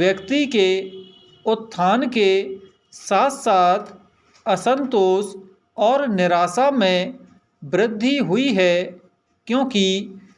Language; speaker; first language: Hindi; native; Hindi